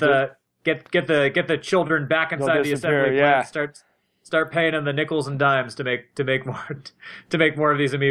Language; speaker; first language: English; native; English